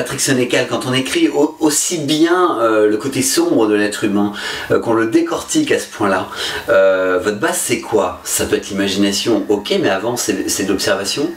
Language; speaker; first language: French; native; French